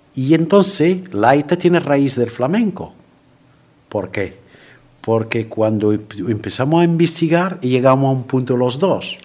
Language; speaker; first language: Spanish; non-native, fluent; Arabic